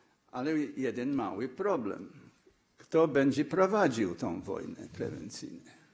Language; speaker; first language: Polish; non-native, fluent; English